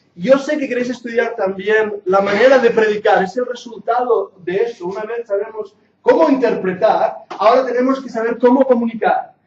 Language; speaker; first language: Spanish; non-native, fluent; English